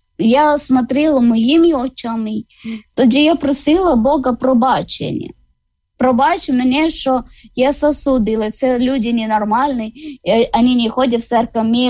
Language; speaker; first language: Ukrainian; non-native, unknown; Malayalam